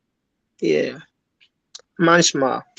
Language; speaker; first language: German; non-native, learner; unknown